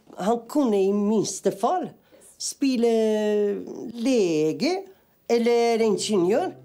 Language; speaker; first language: Norwegian; non-native, fluent; Persian